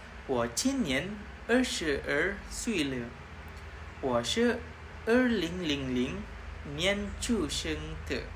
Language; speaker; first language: Chinese; non-native, learner; Malay